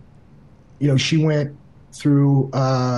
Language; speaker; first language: English; native; English